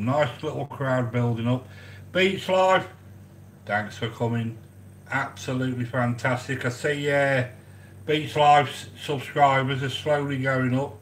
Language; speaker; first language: English; native; English